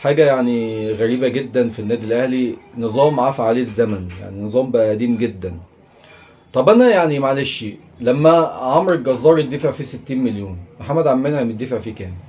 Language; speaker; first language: Arabic; native; Arabic